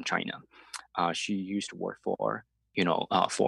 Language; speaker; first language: English; non-native, fluent; Chinese